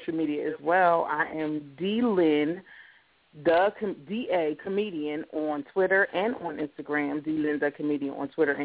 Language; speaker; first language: English; native; English